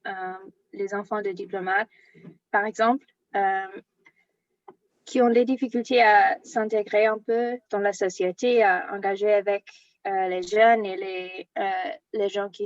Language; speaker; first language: French; non-native, learner; English